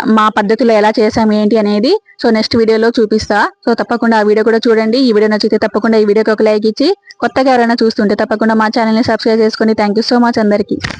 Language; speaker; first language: Telugu; native; Telugu